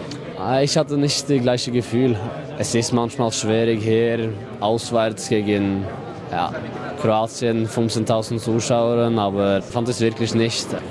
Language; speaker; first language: German; non-native, fluent; Norwegian